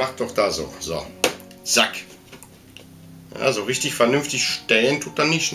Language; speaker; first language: German; native; German